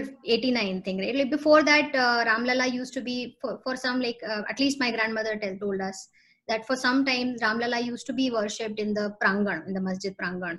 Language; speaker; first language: English; non-native, local second language; Hindi